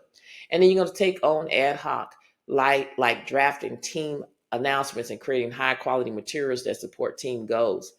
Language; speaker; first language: English; native; English